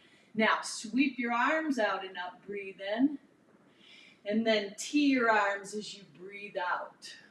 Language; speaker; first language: English; native; English